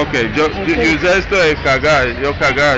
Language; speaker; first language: Spanish; non-native, learner; English